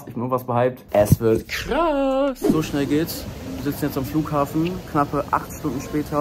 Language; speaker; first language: German; native; German